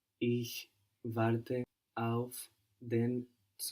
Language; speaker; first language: German; non-native, learner; English